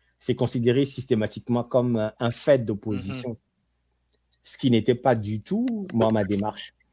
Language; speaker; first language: French; non-native, local second language; Ewe